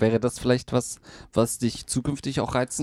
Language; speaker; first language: German; native; German